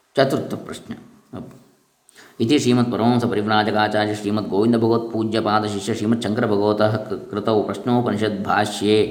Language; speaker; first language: Hindi; non-native, local second language; Kannada